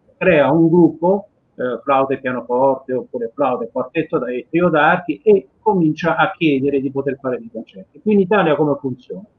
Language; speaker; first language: Italian; native; Italian